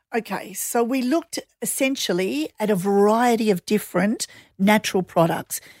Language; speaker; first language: English; native; English